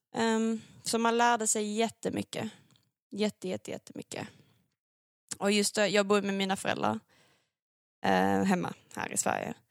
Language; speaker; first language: Swedish; native; Swedish